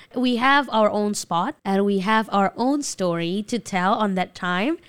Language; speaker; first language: English; non-native, fluent; Indonesian